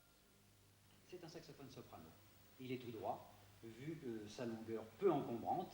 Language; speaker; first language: French; native; French